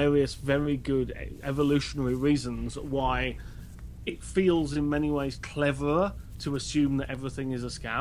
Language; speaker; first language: English; native; English